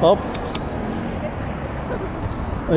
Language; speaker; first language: Filipino; native; Filipino